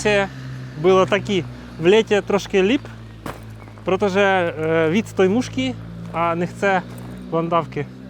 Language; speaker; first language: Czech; non-native, learner; Ukrainian